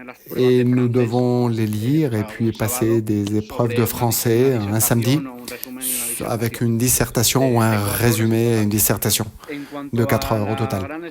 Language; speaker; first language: French; non-native, fluent; Spanish